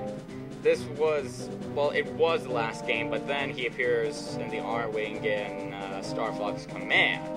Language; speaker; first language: English; native; English